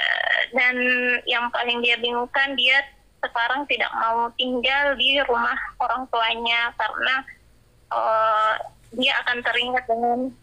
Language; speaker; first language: Indonesian; native; Indonesian